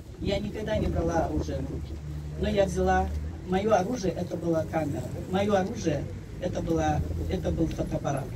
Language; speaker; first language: Russian; non-native, local second language; Chechen